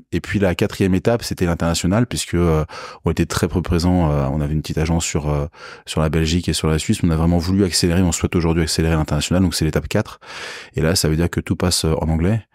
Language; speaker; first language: French; native; French